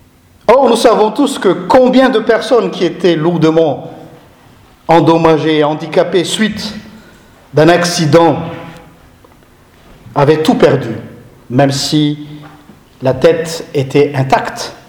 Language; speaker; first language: French; non-native, local second language; Malagasy